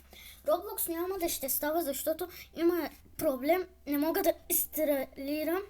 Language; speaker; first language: Bulgarian; non-native, local second language; Turkish